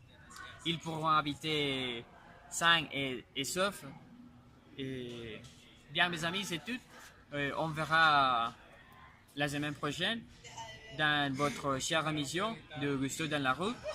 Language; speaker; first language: French; non-native, learner; Spanish